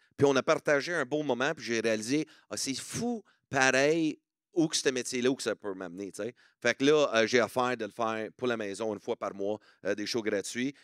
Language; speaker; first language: French; non-native, local second language; English